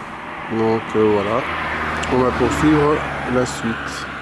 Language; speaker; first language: French; native; French